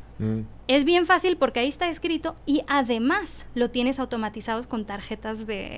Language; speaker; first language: Spanish; early bilingual, heritage; Spanish